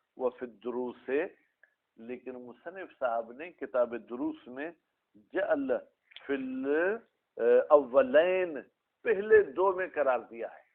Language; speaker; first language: Urdu; non-native, local second language; Sindhi